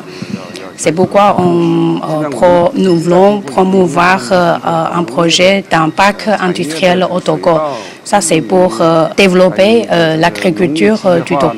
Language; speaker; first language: French; non-native, fluent; Chinese